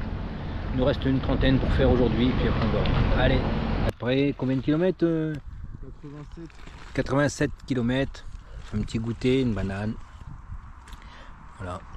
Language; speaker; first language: French; native; French